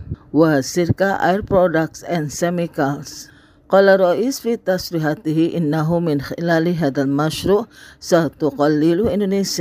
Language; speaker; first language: Arabic; non-native, fluent; Indonesian